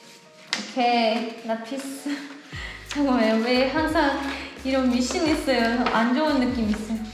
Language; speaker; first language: Korean; non-native, learner; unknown